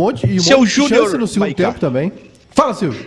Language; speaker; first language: Portuguese; native; Portuguese